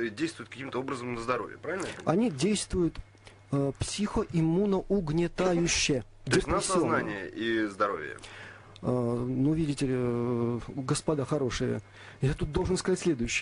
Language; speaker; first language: Russian; native; Russian